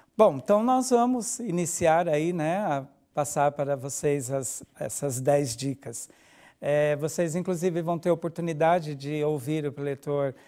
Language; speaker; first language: Portuguese; native; Portuguese